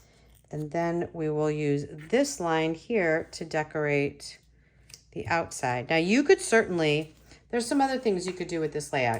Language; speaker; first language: English; native; English